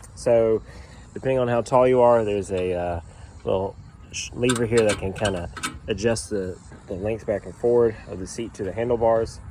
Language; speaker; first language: English; native; English